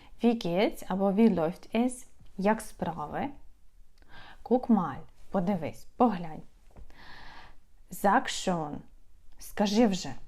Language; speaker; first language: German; non-native, fluent; Ukrainian